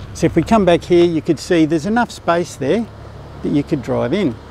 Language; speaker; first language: English; native; English